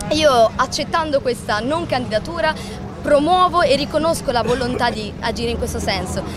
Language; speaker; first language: Italian; early bilingual, other home language; Arabic